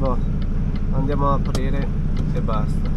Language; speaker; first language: Italian; non-native, fluent; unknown